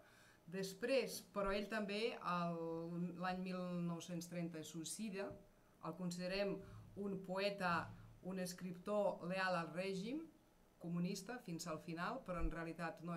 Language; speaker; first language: Catalan; non-native, fluent; Serbian